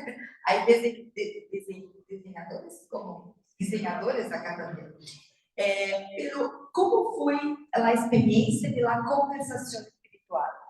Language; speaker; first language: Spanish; non-native, learner; Portuguese